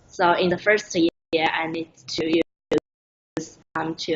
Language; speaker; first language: English; non-native, learner; Chinese